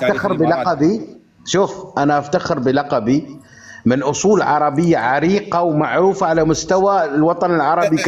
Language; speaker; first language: Arabic; native; Arabic